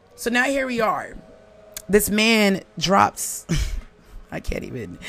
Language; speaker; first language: English; native; English